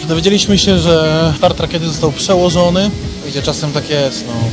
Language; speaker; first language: Polish; native; Polish